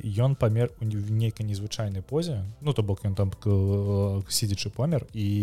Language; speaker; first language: Belarusian; native; Belarusian